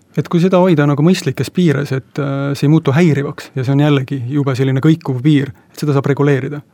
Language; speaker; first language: Estonian; native; Estonian